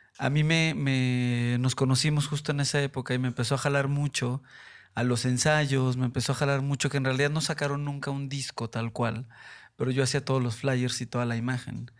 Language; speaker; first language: Spanish; native; Spanish